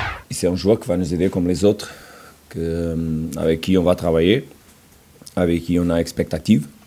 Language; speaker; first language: French; non-native, fluent; Portuguese